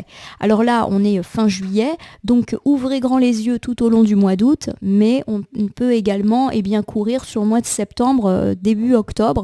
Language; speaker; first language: French; native; French